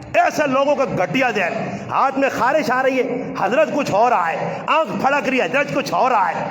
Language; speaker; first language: Urdu; non-native, local second language; Punjabi